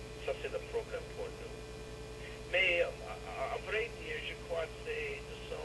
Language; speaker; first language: French; non-native, learner; English